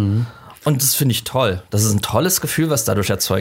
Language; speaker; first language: German; native; German